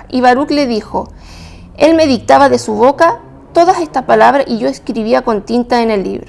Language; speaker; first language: Spanish; native; Spanish